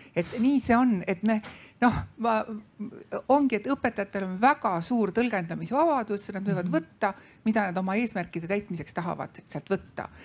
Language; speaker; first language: Estonian; native; Estonian